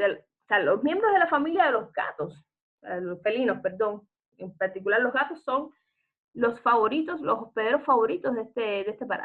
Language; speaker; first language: Spanish; native; Spanish